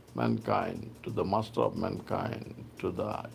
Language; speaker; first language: English; non-native, local second language; Bangla